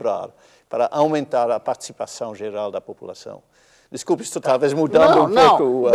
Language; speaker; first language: Portuguese; non-native, fluent; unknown